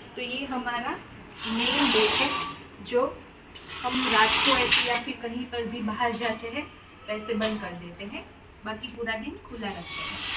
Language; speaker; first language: Hindi; non-native, local second language; Gujarati